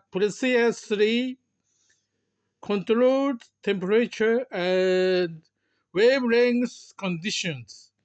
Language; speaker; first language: English; non-native, learner; Japanese